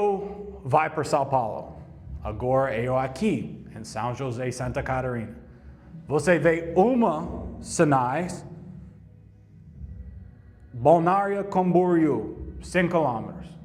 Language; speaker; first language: Portuguese; non-native, learner; English